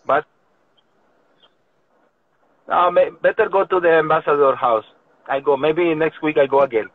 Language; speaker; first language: English; non-native, learner; Spanish